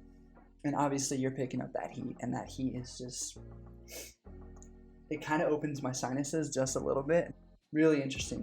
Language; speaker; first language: English; native; English